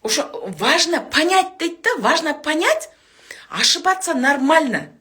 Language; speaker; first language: Russian; non-native, local second language; Kyrgyz